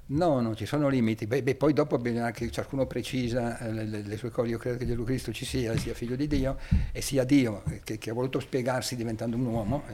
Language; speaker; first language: Italian; native; Italian